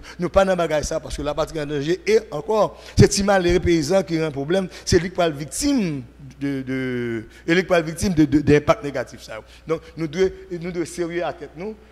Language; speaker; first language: French; non-native, local second language; Haitian Creole